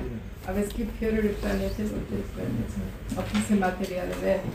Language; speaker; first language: German; non-native, learner; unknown